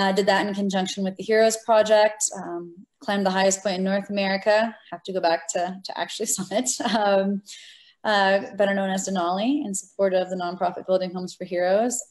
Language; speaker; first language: English; native; English